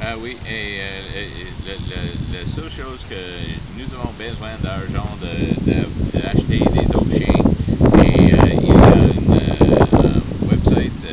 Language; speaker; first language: French; non-native, local second language; English